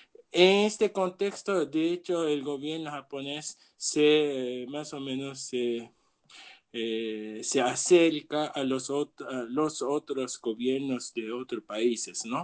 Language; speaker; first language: Spanish; non-native, learner; Japanese